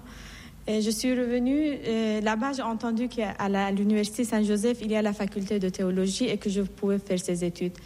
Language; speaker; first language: French; non-native, fluent; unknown